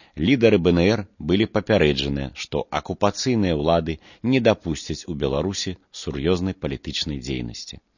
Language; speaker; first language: Belarusian; non-native, local second language; Russian